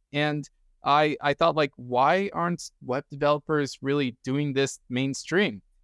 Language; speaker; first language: English; native; English